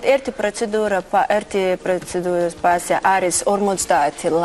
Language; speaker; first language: Georgian; non-native, learner; Russian